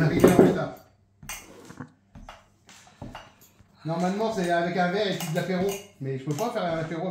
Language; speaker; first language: French; native; French